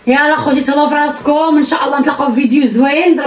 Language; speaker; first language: Arabic; native; Arabic